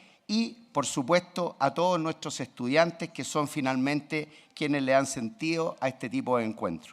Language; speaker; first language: Spanish; native; Spanish